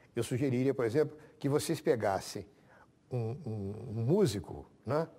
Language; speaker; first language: Portuguese; native; Portuguese